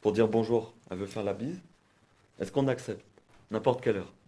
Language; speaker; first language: French; native; French